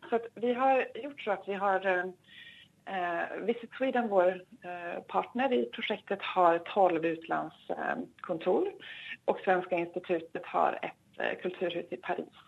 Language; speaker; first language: Swedish; native; Swedish